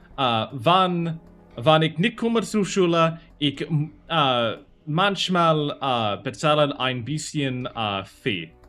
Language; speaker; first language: German; non-native, learner; English